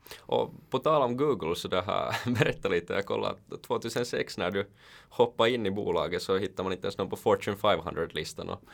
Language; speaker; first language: Swedish; native; Swedish